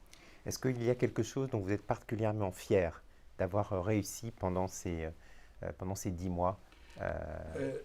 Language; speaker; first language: French; native; French